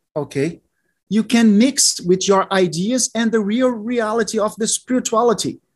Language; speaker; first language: English; non-native, learner; Portuguese